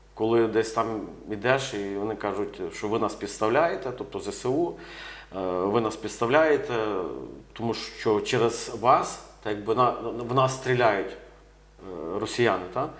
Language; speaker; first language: Ukrainian; native; Ukrainian